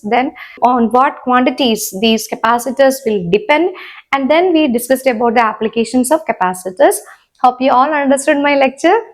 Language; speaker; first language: English; non-native, local second language; Malayalam